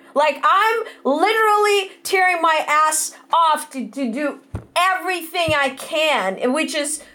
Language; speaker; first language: English; non-native, fluent; Russian